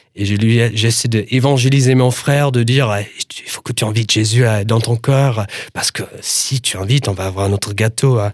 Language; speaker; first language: French; non-native, fluent; English